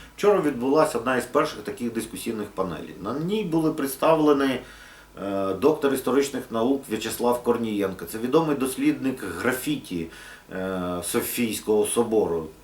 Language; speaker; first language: Ukrainian; non-native, local second language; Russian